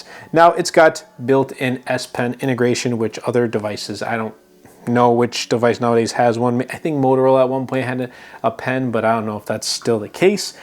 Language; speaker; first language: English; native; English